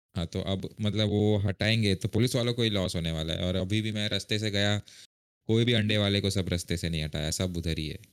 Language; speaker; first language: Hindi; non-native, local second language; Marathi